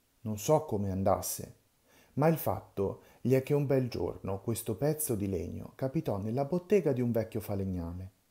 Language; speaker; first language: Italian; native; Italian